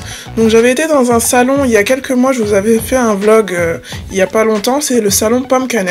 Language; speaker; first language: French; native; French